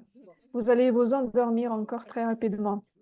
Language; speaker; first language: French; non-native, fluent; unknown